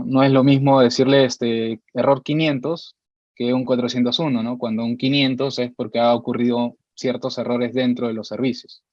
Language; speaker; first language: Spanish; native; Spanish